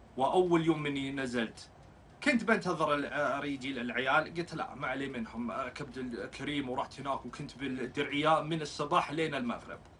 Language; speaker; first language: Arabic; non-native, fluent; English